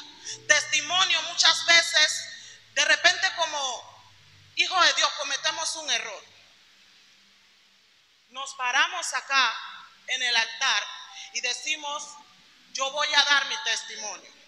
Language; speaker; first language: Spanish; native; Spanish